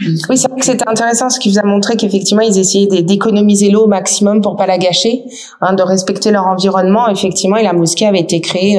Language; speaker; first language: French; native; French